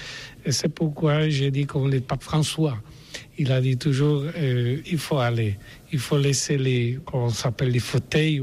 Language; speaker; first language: French; non-native, learner; Polish